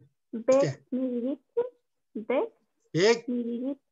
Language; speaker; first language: Korean; non-native, learner; Spanish